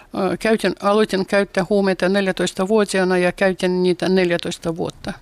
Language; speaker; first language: Finnish; non-native, fluent; Russian